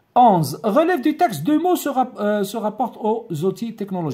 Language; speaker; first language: French; non-native, local second language; Arabic